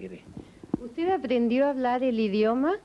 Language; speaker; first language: Spanish; native; Spanish